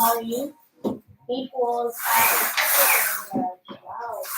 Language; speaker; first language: English; non-native, local second language; Filipino